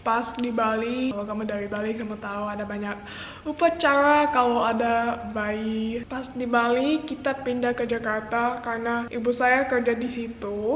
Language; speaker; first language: Indonesian; non-native, local second language; English